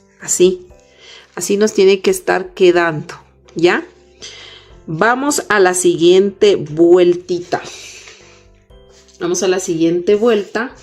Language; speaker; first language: Spanish; native; Spanish